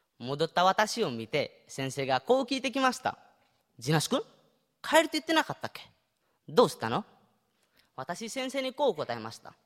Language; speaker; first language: Japanese; non-native, fluent; Nepali